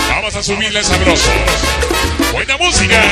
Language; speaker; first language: Spanish; native; Spanish